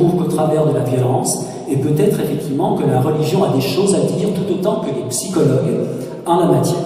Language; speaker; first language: French; native; French